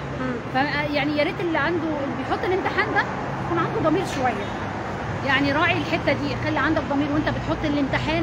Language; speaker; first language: Arabic; native; Arabic